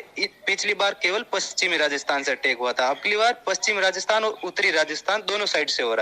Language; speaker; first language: Hindi; native; Hindi